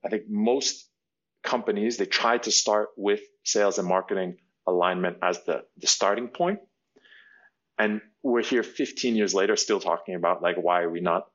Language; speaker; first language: English; native; English